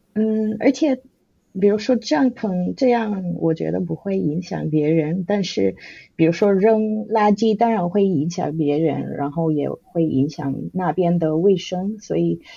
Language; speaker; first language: Chinese; non-native, fluent; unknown